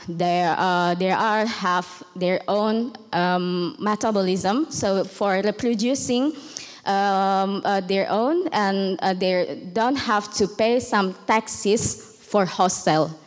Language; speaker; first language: English; non-native, learner; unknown